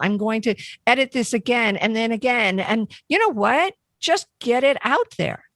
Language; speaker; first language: English; native; English